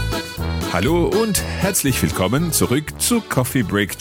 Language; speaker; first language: German; non-native, learner; English